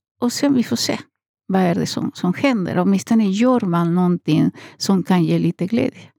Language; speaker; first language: Swedish; non-native, fluent; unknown